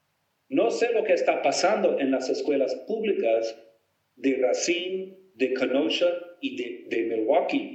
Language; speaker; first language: Spanish; non-native, fluent; English